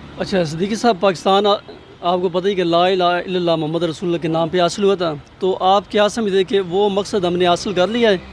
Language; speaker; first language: Urdu; non-native, local second language; Punjabi